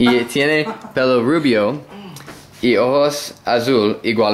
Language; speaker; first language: Spanish; non-native, learner; English